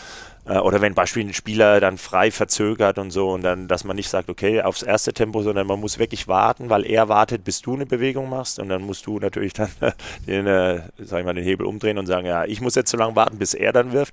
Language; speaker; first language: German; native; German